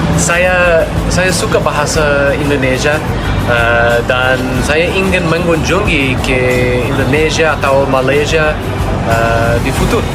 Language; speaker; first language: Indonesian; non-native, learner; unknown